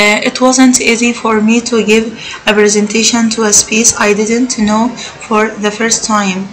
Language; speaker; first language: English; non-native, fluent; Arabic